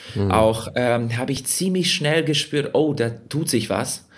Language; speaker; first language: German; early bilingual, other home language; Russian